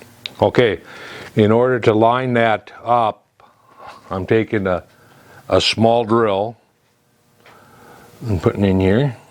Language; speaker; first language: English; native; English